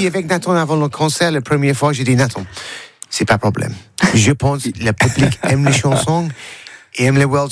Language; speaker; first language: French; non-native, learner; English